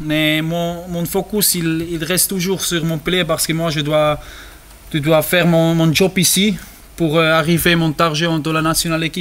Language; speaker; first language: French; non-native, learner; German